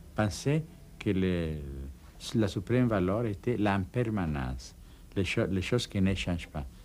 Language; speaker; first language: French; non-native, fluent; Spanish